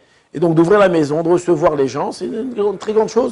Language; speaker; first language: French; native; French